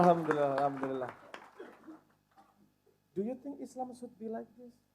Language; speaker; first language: English; non-native, fluent; Indonesian